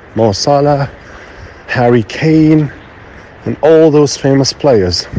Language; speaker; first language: English; non-native, fluent; Arabic